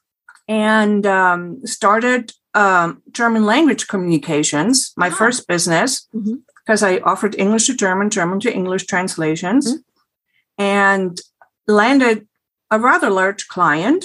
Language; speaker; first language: English; non-native, fluent; German